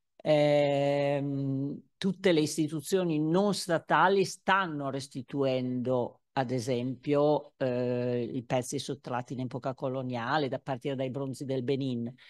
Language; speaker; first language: Italian; native; Italian